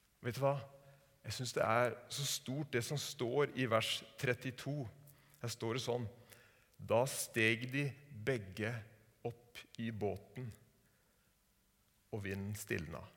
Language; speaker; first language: Norwegian; native; Norwegian